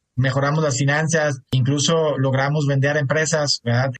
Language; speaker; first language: Spanish; non-native, fluent; German